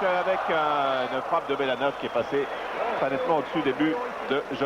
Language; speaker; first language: French; native; French